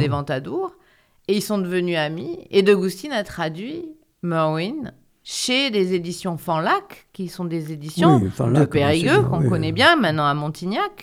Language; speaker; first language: French; native; French